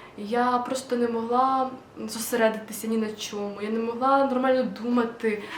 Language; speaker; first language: Ukrainian; non-native, local second language; Russian